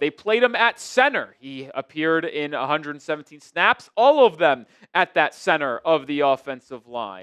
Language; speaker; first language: English; native; English